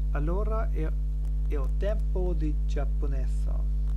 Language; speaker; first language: Italian; non-native, learner; German